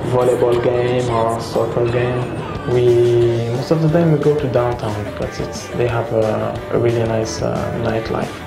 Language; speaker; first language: English; non-native, fluent; Arabic